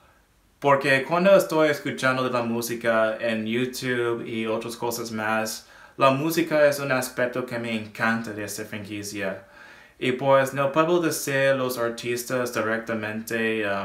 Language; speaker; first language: Spanish; non-native, learner; English